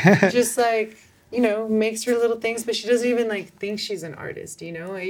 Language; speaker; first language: English; early bilingual, other home language; Spanish